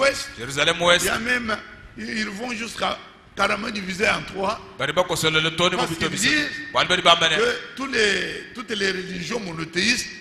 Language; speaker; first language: French; non-native, local second language; Luba-Lulua